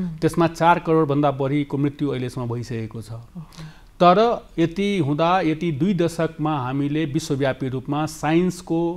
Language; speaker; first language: Nepali; non-native, local second language; Maithili